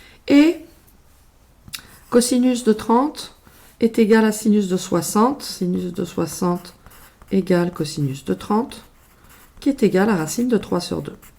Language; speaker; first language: French; native; French